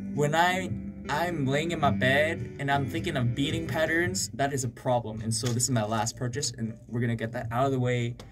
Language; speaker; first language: English; early bilingual, other home language; Korean